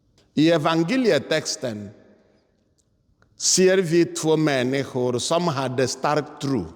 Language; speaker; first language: Swedish; non-native, fluent; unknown